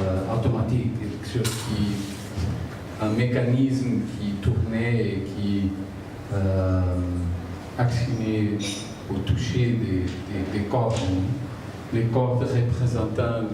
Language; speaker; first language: French; non-native, fluent; Portuguese